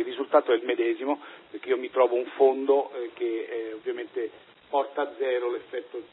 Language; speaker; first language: Italian; native; Italian